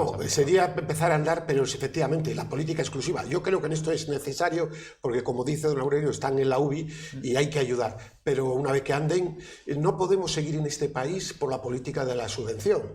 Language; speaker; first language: Spanish; native; Spanish